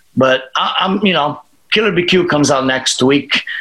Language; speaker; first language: English; non-native, fluent; Portuguese